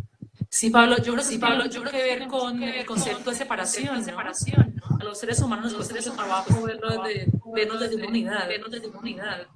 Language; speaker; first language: Spanish; native; Spanish